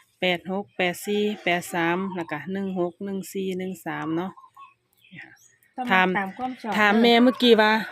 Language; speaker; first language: Thai; native; Thai